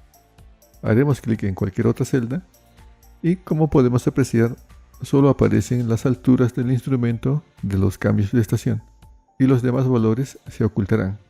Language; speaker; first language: Spanish; native; Spanish